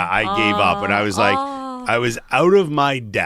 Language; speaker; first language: English; native; English